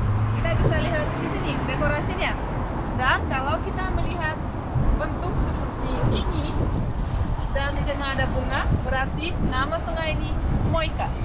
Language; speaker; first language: Indonesian; non-native, fluent; Russian